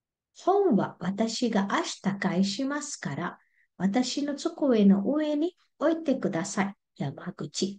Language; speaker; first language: Japanese; non-native, fluent; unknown